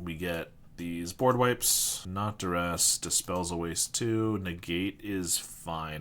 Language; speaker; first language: English; native; English